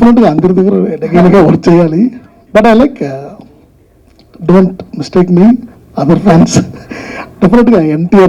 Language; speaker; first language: Telugu; non-native, learner; Tamil